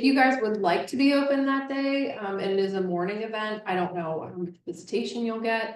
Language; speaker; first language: English; native; English